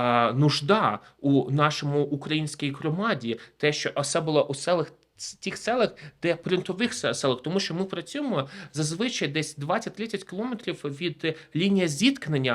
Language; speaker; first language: Ukrainian; native; Ukrainian